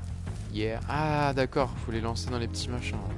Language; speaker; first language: French; native; French